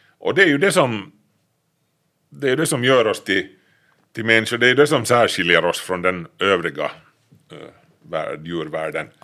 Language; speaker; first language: Swedish; native; Swedish